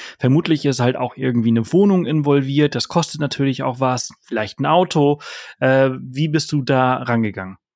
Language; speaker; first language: German; early bilingual, heritage; German